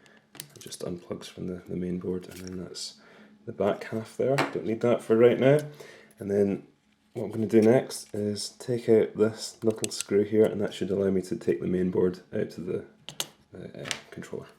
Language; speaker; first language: English; native; English